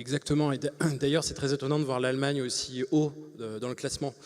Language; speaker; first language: French; native; French